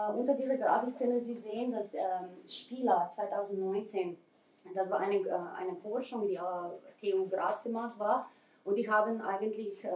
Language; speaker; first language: German; non-native, fluent; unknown